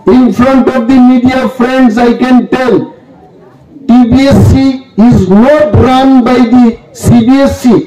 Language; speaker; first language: English; non-native, local second language; Bangla